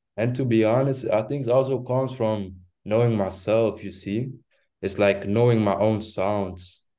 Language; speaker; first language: English; non-native, fluent; French